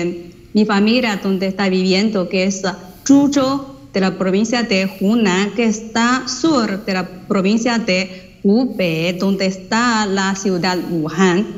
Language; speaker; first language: Spanish; non-native, fluent; Chinese